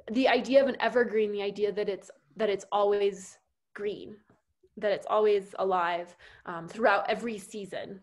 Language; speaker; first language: English; native; English